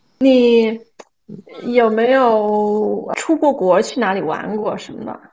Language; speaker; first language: Chinese; early bilingual, other home language; Portuguese